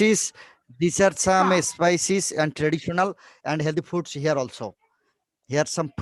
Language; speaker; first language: English; non-native, local second language; Bangla